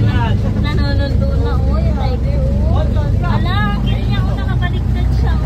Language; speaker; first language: Filipino; native; Filipino